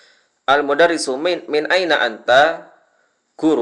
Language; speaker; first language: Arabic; non-native, fluent; Indonesian